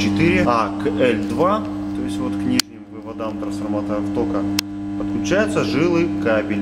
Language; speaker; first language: Russian; native; Russian